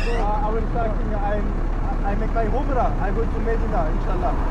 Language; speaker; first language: English; non-native, learner; French